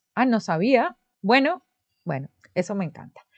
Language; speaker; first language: Spanish; native; Spanish